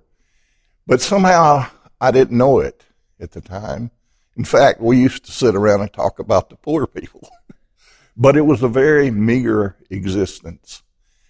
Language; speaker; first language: English; native; English